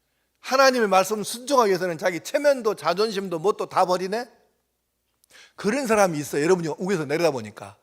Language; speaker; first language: Korean; native; Korean